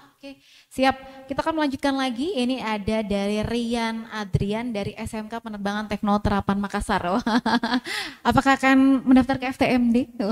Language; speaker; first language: Indonesian; native; Indonesian